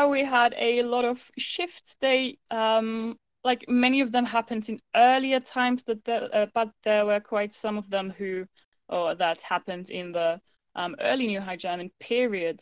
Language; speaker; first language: English; non-native, fluent; German